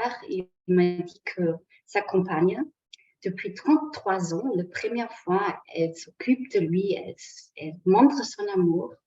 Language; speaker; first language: French; non-native, fluent; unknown